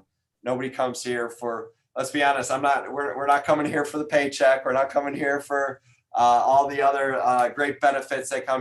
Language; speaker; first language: English; native; English